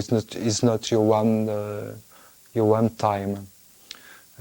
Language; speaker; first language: English; non-native, fluent; French